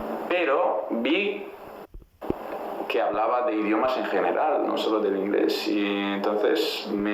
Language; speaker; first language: Spanish; non-native, fluent; Italian